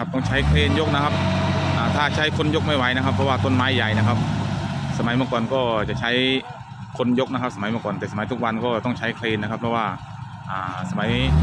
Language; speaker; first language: Thai; non-native, local second language; Northeastern Thai